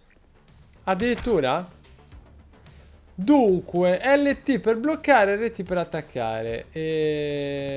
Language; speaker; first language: Italian; native; Italian